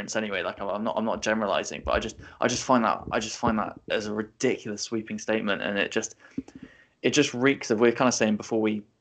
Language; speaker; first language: English; native; English